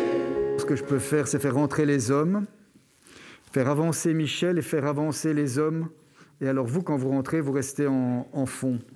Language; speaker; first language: French; native; French